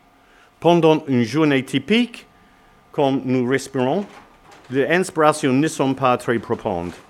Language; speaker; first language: French; non-native, learner; English